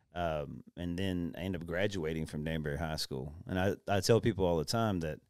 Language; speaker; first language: English; native; English